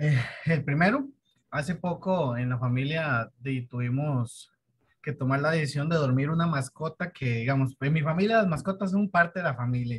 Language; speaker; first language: Spanish; native; Spanish